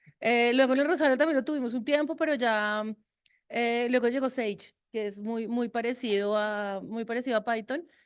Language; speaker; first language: Spanish; early bilingual, other home language; French